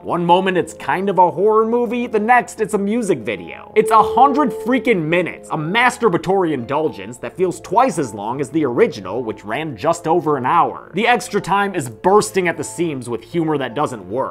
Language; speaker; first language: English; native; English